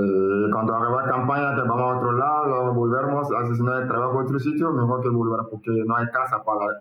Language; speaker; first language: Spanish; non-native, learner; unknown